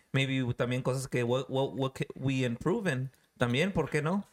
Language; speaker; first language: Spanish; early bilingual, other home language; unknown